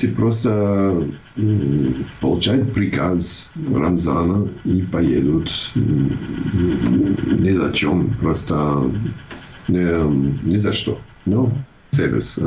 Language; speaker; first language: Russian; non-native, fluent; English